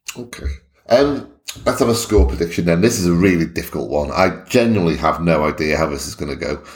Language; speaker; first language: English; native; English